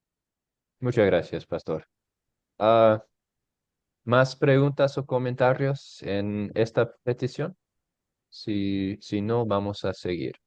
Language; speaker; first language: Spanish; non-native, fluent; English